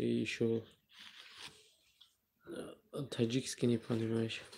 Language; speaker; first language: Russian; non-native, learner; Tajik